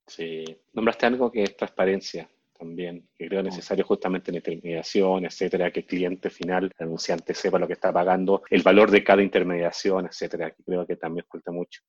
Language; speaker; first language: Spanish; native; Spanish